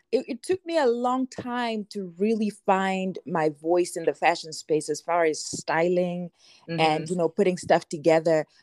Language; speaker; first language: English; non-native, local second language; Shona